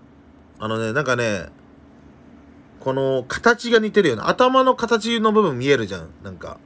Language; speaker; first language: Japanese; native; Japanese